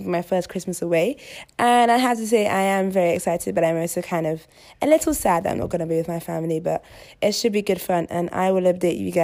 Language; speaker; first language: English; non-native, local second language; Yoruba